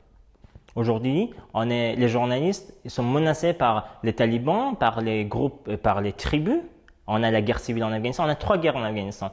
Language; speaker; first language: French; non-native, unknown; Persian